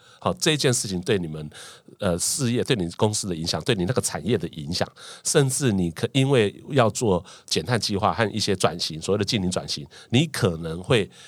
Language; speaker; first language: Chinese; native; Chinese